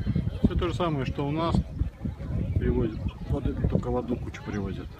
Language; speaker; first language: Russian; native; Russian